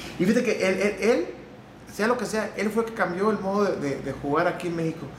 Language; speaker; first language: Spanish; early bilingual, heritage; Spanish